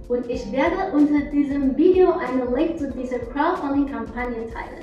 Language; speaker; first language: German; non-native, learner; Chinese